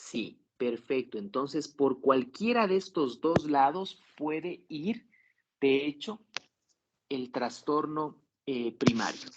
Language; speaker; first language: Spanish; native; Spanish